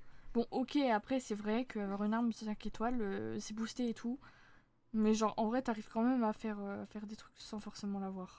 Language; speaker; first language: French; native; French